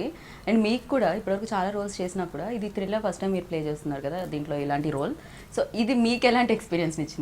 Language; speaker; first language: Telugu; native; Telugu